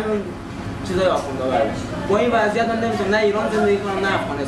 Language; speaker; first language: Persian; native; Persian